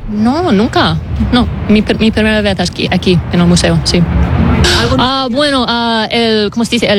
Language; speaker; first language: Spanish; non-native, learner; English